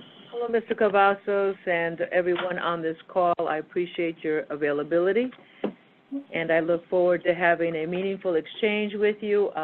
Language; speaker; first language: English; early bilingual, other home language; Spanish